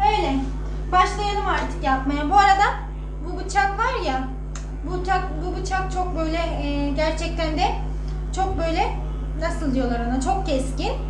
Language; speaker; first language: Turkish; native; Turkish